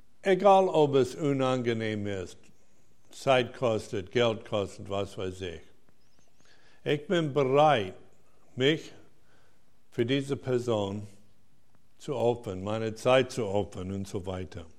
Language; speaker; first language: German; non-native, fluent; English